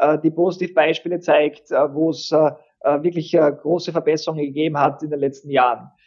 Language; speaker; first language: German; native; German